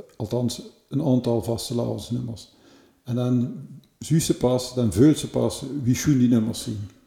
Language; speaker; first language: Dutch; native; Dutch